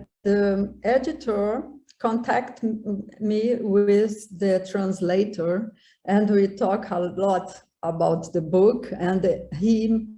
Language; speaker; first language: English; non-native, learner; Portuguese